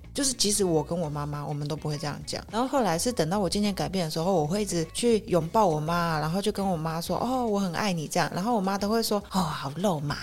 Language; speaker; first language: Chinese; native; Chinese